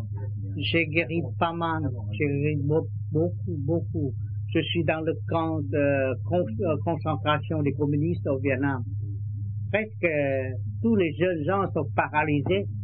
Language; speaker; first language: French; non-native, learner; Vietnamese